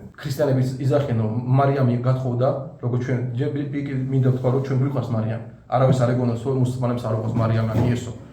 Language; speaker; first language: Georgian; non-native, local second language; Azerbaijani